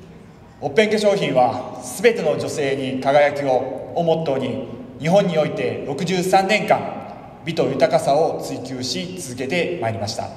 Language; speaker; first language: Japanese; native; Japanese